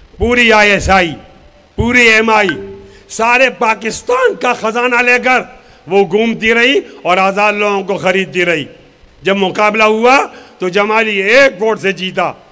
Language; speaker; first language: Urdu; non-native, local second language; Pashto